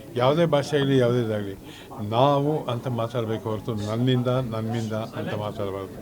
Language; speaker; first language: Kannada; native; Kannada